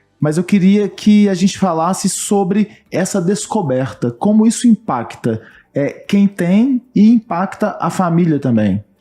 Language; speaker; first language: Portuguese; native; Portuguese